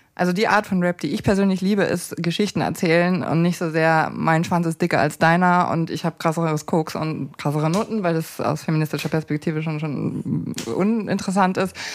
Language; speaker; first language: German; native; German